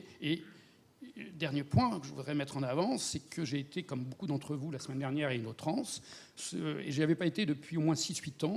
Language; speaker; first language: French; native; French